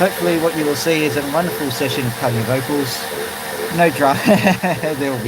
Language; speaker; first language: English; native; English